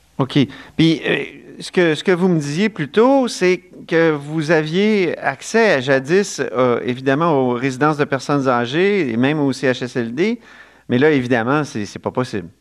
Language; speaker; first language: French; native; French